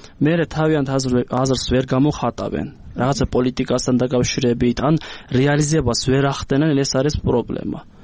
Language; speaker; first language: Georgian; non-native, local second language; Azerbaijani